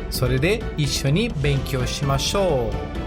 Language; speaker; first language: Japanese; non-native, learner; Portuguese